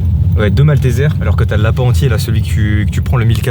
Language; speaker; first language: French; native; French